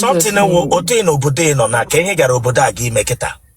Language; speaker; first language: Igbo; native; Igbo